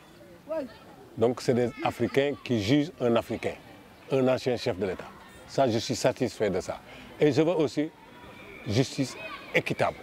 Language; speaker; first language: French; non-native, local second language; Wolof